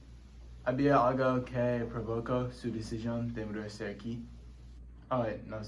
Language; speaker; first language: Spanish; non-native, learner; English